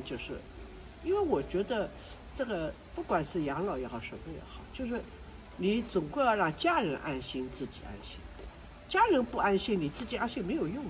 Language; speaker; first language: Chinese; non-native, local second language; Wu Chinese